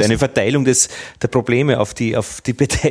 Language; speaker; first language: German; native; German